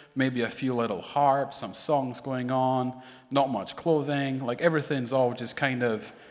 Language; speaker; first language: English; native; English